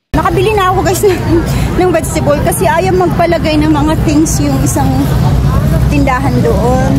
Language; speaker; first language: Filipino; native; Filipino